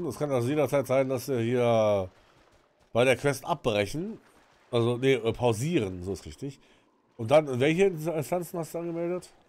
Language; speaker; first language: German; native; German